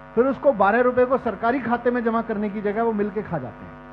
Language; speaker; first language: Hindi; native; Hindi